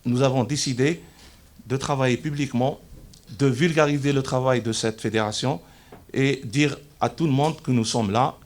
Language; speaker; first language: French; non-native, local second language; Arabic